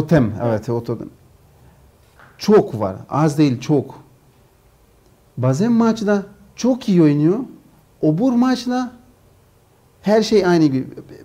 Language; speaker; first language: Turkish; non-native, learner; Portuguese